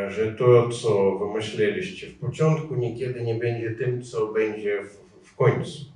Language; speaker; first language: Polish; non-native, learner; Ukrainian